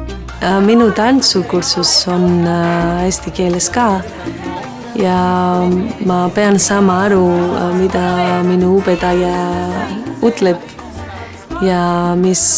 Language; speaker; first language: Estonian; non-native, learner; Greek